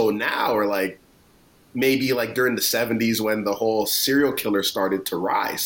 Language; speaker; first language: English; native; English